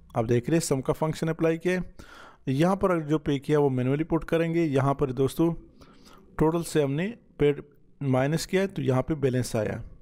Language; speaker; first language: Urdu; non-native, local second language; Punjabi